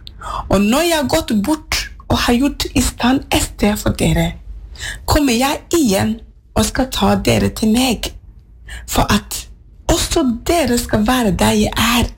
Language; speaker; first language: Norwegian; non-native, fluent; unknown